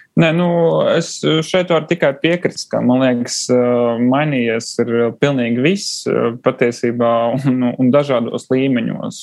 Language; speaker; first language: Latvian; non-native, local second language; Russian